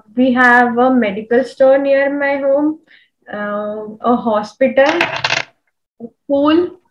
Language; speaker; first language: English; non-native, local second language; Marathi